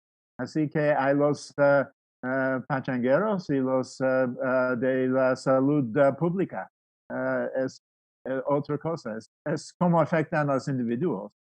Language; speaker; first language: Spanish; non-native, fluent; English